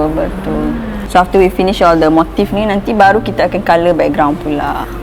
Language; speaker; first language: Malay; native; Malay